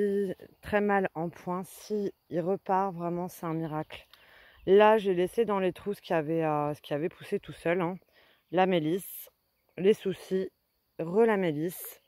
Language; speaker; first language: French; native; French